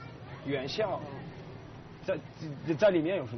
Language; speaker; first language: Chinese; non-native, learner; English